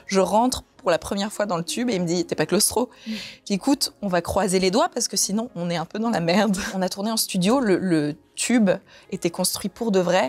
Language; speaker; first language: French; native; French